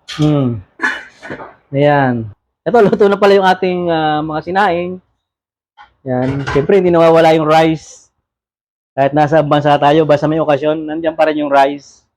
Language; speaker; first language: Filipino; native; Filipino